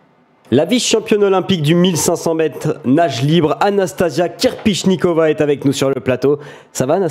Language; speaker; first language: French; native; French